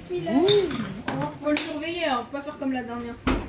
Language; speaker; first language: French; native; French